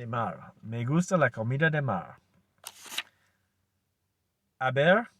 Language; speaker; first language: Spanish; non-native, learner; English